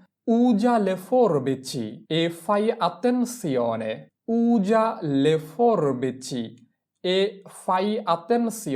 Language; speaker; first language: Italian; non-native, fluent; Bangla